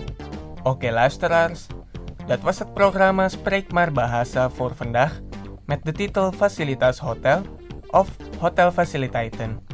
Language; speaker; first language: Dutch; non-native, fluent; Indonesian